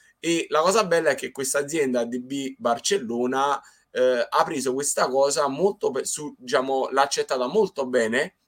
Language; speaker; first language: Italian; native; Italian